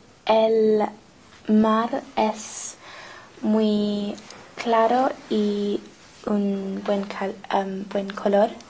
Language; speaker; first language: Spanish; non-native, learner; English